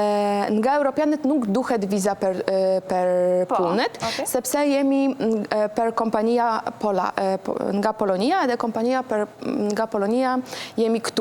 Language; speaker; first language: Albanian; non-native, learner; Polish